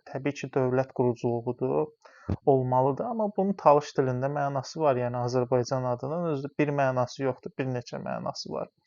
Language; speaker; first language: Azerbaijani; non-native, local second language; Talysh